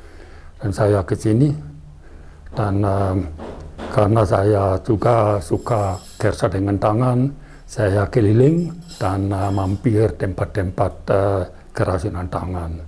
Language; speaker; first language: Indonesian; non-native, fluent; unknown